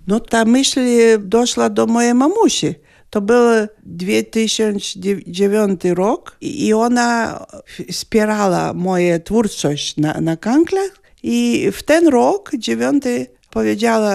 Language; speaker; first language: Polish; non-native, learner; Lithuanian